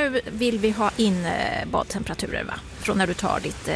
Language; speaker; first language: Swedish; native; Swedish